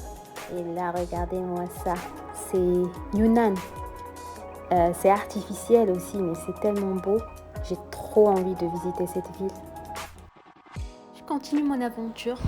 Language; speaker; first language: French; non-native, local second language; Arabic